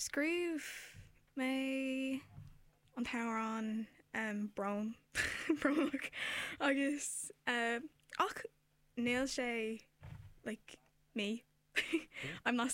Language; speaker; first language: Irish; non-native, learner; English